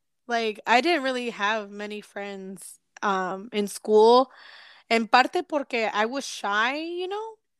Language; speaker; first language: English; early bilingual, other home language; Spanish